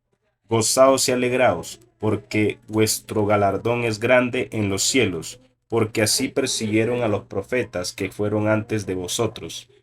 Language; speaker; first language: Spanish; native; Spanish